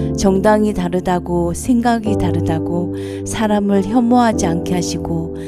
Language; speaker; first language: Korean; native; Korean